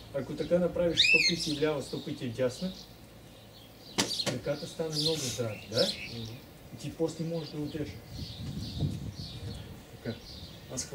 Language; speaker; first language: Bulgarian; non-native, learner; Russian